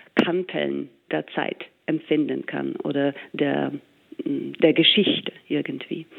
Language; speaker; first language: German; non-native, fluent; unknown